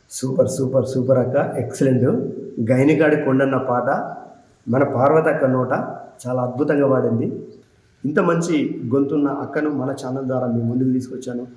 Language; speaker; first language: Telugu; native; Telugu